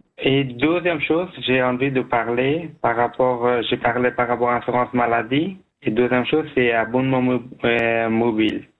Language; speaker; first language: French; non-native, learner; Persian